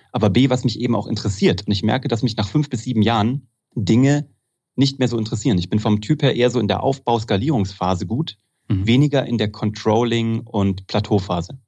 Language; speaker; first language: German; native; German